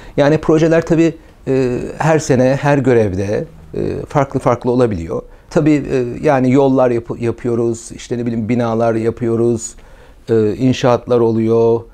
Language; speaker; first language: Turkish; native; Turkish